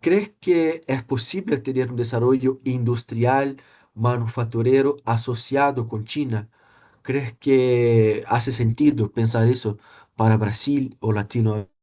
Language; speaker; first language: Spanish; non-native, fluent; Portuguese